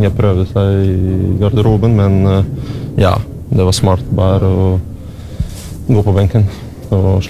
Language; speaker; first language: Norwegian; non-native, fluent; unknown